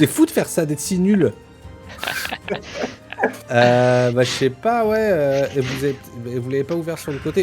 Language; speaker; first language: French; native; French